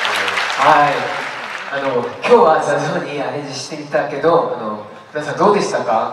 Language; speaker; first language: Japanese; non-native, fluent; Korean